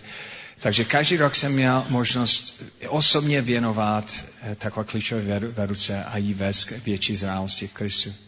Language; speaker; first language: Czech; non-native, fluent; English